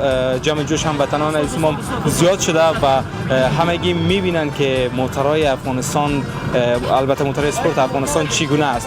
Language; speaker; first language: Persian; native; Persian